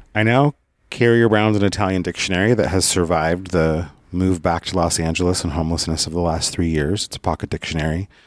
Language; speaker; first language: English; early bilingual, other home language; Italian